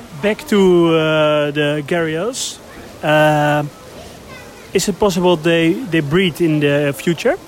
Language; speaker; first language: English; non-native, learner; Dutch